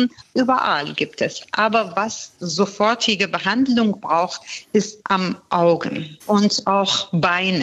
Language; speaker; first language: German; non-native, fluent; Persian